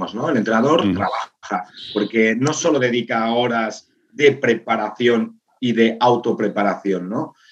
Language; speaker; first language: Spanish; native; Spanish